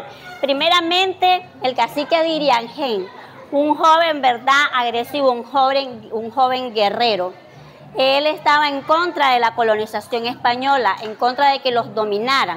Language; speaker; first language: Spanish; native; Spanish